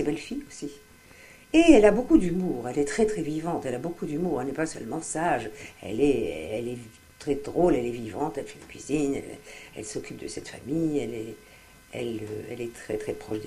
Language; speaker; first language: French; native; French